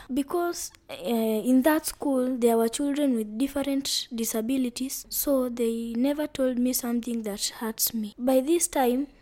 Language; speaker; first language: English; non-native, local second language; Luyia